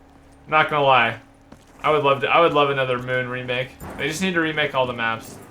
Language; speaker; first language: English; native; English